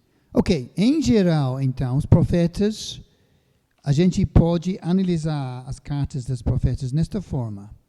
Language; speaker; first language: Portuguese; non-native, fluent; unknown